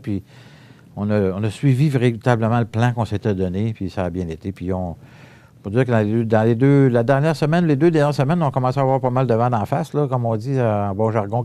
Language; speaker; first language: French; native; French